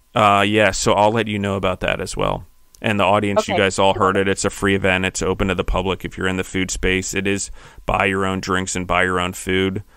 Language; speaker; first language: English; native; English